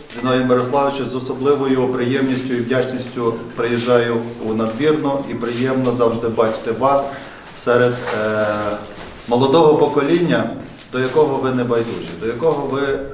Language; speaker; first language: Ukrainian; native; Ukrainian